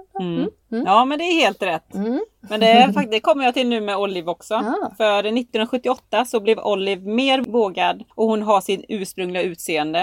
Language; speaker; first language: Swedish; native; Swedish